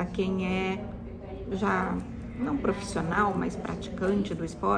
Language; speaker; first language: Portuguese; native; Portuguese